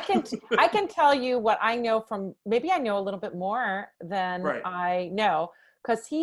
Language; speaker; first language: English; native; English